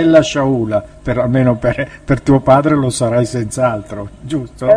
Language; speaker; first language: Italian; native; Italian